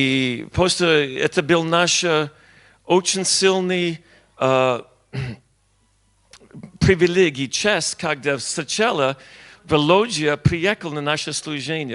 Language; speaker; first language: Russian; non-native, learner; English